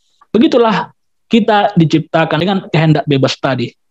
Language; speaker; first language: Indonesian; native; Indonesian